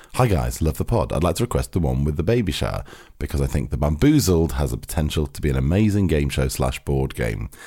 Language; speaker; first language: English; native; English